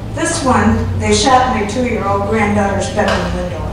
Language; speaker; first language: English; native; English